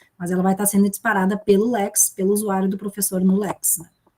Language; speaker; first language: Portuguese; native; Portuguese